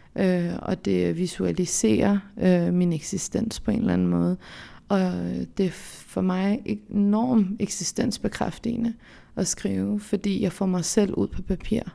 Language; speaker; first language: Danish; early bilingual, other home language; Central Kurdish